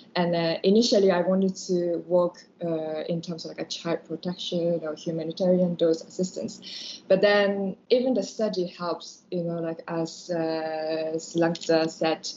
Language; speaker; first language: English; non-native, fluent; Japanese